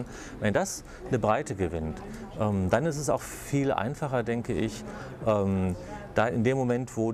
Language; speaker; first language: German; native; German